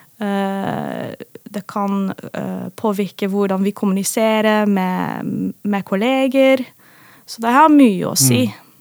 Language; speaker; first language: Norwegian; non-native, fluent; Dutch